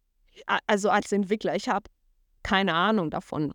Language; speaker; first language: German; non-native, fluent; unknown